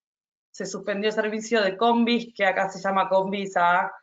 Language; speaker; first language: Spanish; native; Spanish